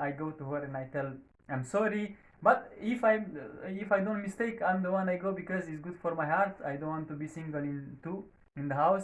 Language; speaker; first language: English; non-native, learner; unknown